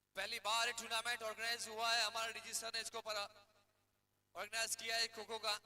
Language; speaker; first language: Hindi; non-native, local second language; Gujarati